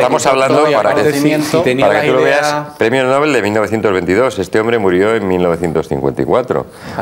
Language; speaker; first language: Spanish; native; Spanish